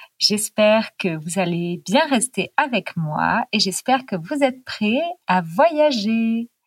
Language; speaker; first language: French; native; French